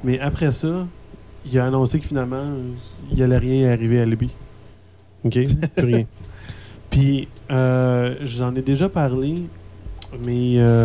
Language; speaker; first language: French; native; French